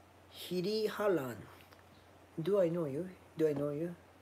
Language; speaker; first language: English; non-native, fluent; Japanese